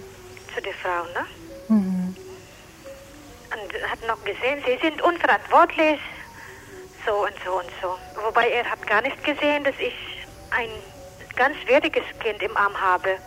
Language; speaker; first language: German; non-native, learner; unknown